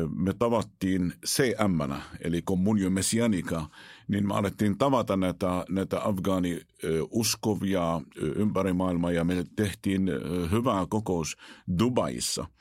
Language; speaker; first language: Finnish; non-native, fluent; Arabic